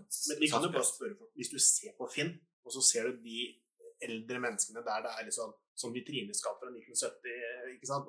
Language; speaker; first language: Norwegian; native; Norwegian